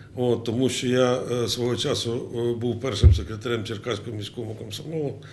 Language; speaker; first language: Ukrainian; native; Ukrainian